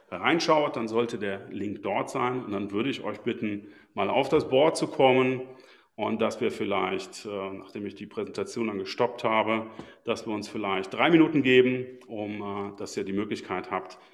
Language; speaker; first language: German; native; German